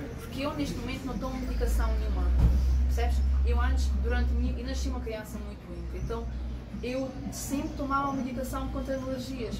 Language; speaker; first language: Portuguese; non-native, fluent; Ukrainian